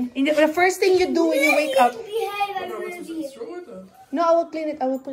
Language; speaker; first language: English; non-native, local second language; Cebuano